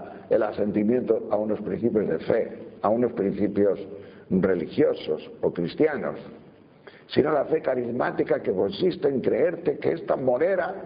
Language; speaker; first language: Spanish; native; Spanish